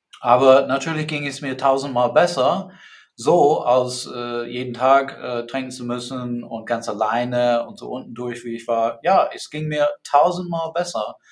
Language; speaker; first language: German; non-native, fluent; English